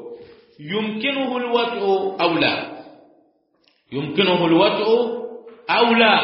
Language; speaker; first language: Arabic; non-native, fluent; Swahili